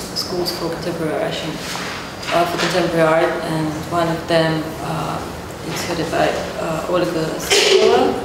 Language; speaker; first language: English; non-native, fluent; Russian